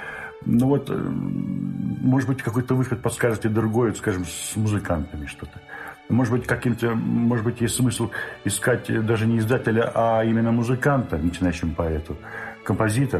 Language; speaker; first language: Russian; native; Russian